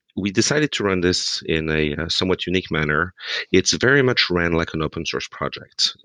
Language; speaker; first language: English; non-native, fluent; French